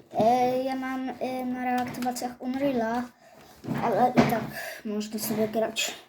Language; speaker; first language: Polish; native; Polish